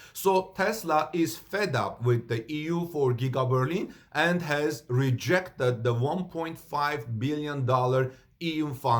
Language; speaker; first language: English; non-native, fluent; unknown